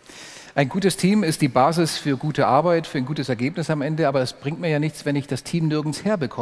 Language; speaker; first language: German; native; German